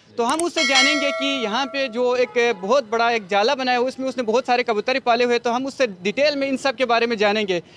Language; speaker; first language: Urdu; non-native, local second language; Balti